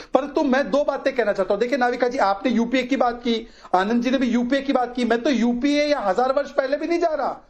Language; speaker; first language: Hindi; native; Hindi